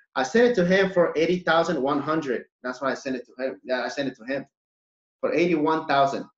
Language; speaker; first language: English; early bilingual, other home language; Spanish